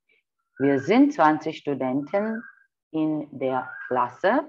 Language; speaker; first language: German; non-native, fluent; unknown